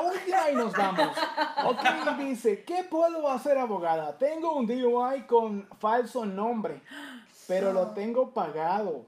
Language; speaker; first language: Spanish; native; Spanish